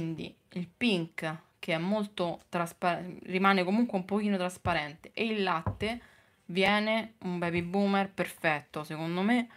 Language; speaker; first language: Italian; native; Italian